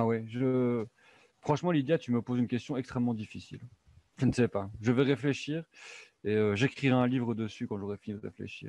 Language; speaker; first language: French; native; French